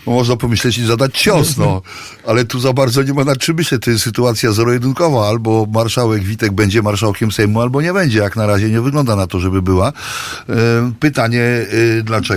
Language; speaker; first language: Polish; native; Polish